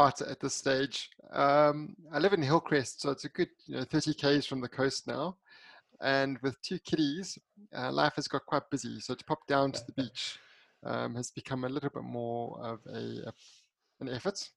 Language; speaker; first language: English; native; English